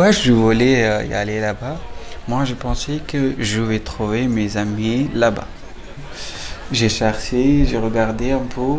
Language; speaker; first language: French; non-native, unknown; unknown